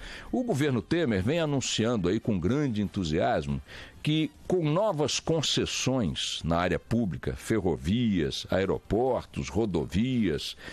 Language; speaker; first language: Portuguese; native; Portuguese